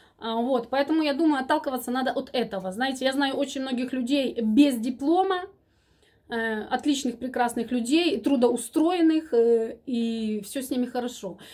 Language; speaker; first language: Russian; native; Russian